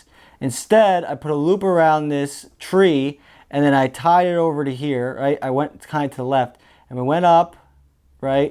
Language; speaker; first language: English; native; English